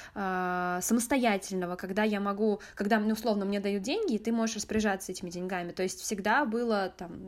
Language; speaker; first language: Russian; native; Russian